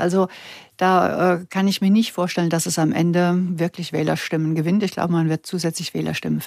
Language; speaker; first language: German; native; German